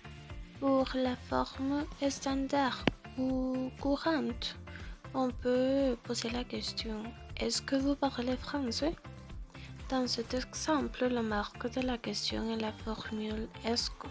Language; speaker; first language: French; non-native, learner; Spanish